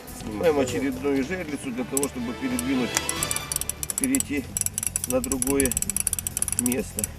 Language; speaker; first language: Russian; native; Russian